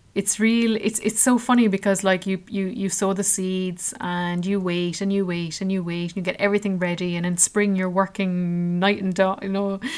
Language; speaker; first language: English; native; English